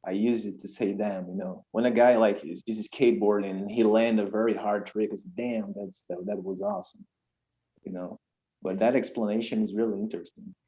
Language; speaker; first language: English; non-native, fluent; Portuguese